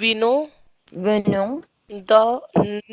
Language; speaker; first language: French; non-native, learner; Hindi